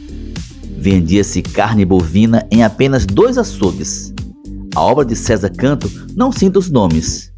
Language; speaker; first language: Portuguese; native; Portuguese